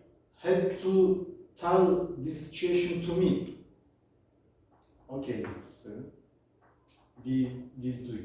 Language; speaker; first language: English; non-native, learner; Turkish